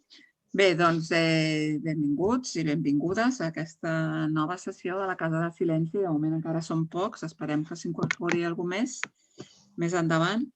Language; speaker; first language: Catalan; native; Catalan